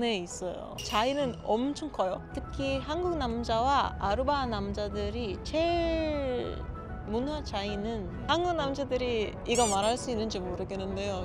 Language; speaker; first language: Korean; non-native, learner; Papiamento